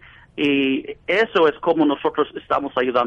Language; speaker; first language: Spanish; non-native, fluent; English